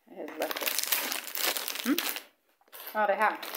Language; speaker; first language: Swedish; non-native, learner; English